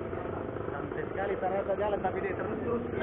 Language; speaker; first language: Malay; native; Malay